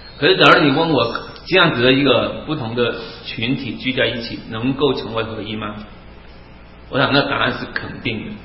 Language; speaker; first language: Chinese; non-native, local second language; Cantonese